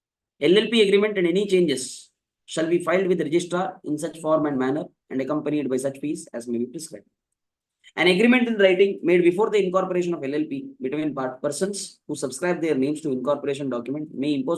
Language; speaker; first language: English; non-native, local second language; Kannada